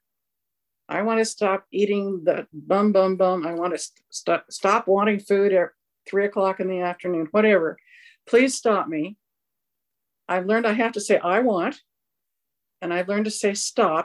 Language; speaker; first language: English; native; English